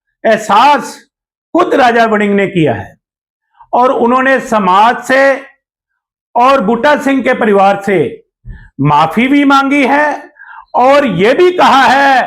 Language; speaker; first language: Hindi; non-native, local second language; Punjabi